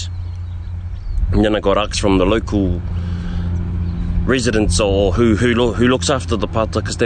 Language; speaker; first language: English; native; English